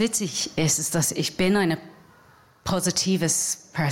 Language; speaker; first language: German; non-native, fluent; English